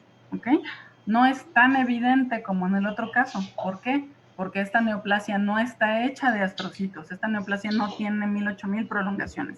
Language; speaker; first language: Spanish; native; Spanish